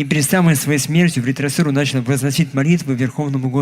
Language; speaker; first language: Russian; native; Russian